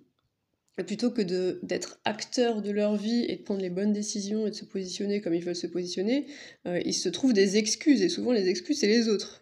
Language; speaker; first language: French; native; French